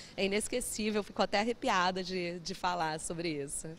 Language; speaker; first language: Portuguese; native; Portuguese